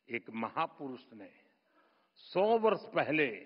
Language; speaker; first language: Hindi; non-native, local second language; Gujarati